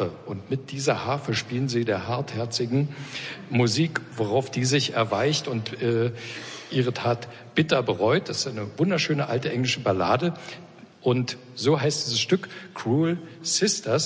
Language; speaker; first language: German; native; German